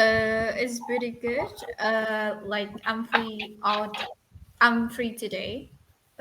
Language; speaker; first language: English; non-native, fluent; Vietnamese